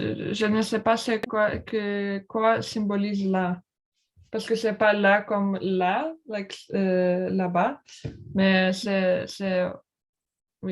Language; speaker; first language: French; non-native, learner; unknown